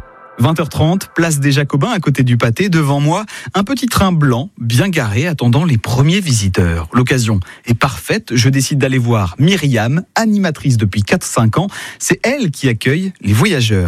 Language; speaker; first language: French; native; French